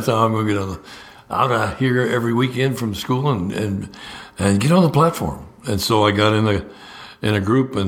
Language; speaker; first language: English; native; English